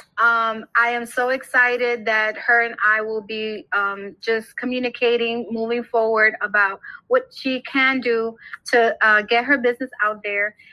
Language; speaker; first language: English; native; English